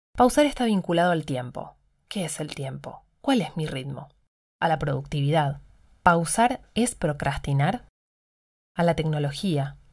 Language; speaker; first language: Spanish; native; Spanish